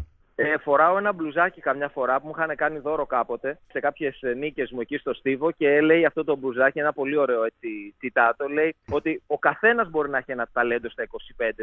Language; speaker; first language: Greek; native; Greek